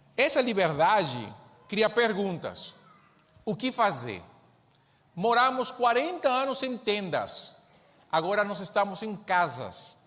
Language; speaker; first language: Portuguese; non-native, fluent; Spanish